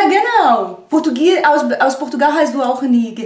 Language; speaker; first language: German; non-native, fluent; Portuguese